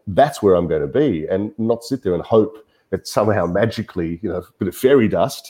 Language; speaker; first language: English; native; English